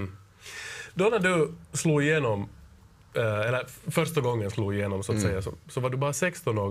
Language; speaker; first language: Swedish; native; Swedish